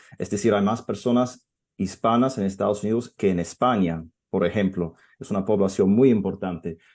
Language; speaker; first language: Spanish; non-native, fluent; English